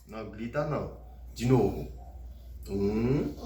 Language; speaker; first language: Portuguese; non-native, learner; Haitian Creole